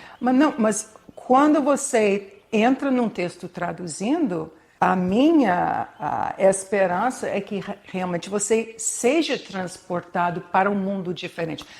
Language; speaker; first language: Portuguese; non-native, fluent; English